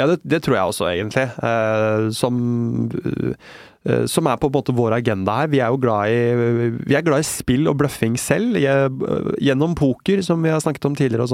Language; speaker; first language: Norwegian; native; Norwegian